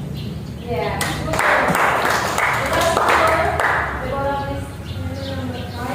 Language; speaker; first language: English; non-native, local second language; Indonesian